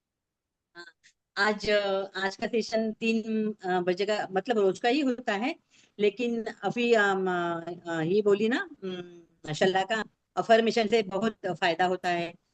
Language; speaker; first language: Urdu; non-native, local second language; Marathi